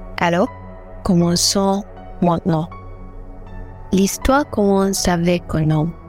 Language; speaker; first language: French; non-native, learner; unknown